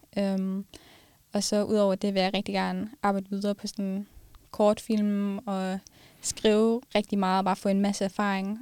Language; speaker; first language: Danish; early bilingual, other home language; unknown